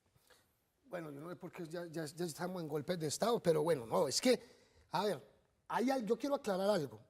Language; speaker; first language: Spanish; native; Spanish